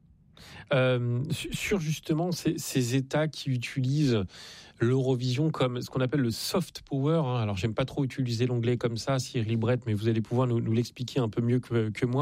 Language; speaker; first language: French; native; French